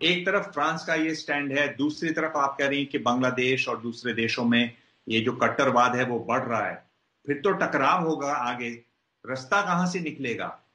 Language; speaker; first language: Hindi; native; Hindi